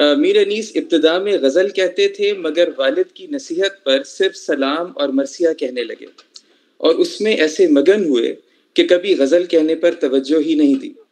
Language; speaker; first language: Urdu; native; Urdu